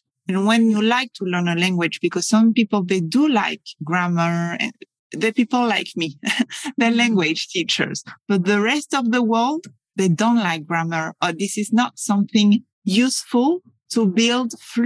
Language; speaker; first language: English; non-native, fluent; French